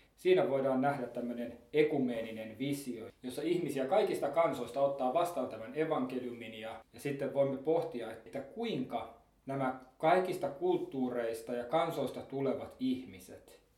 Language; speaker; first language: Finnish; native; Finnish